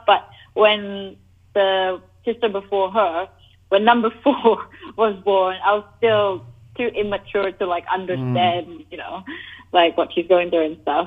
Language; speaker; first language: English; non-native, local second language; Cebuano